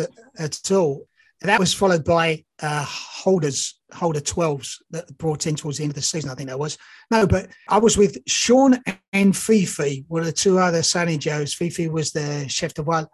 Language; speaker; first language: English; native; English